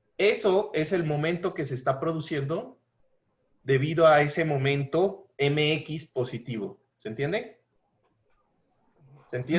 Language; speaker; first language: Spanish; native; Spanish